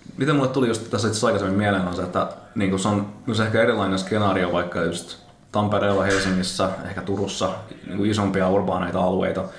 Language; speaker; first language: Finnish; native; Finnish